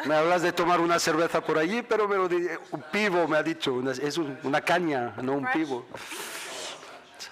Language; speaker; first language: Spanish; non-native, fluent; French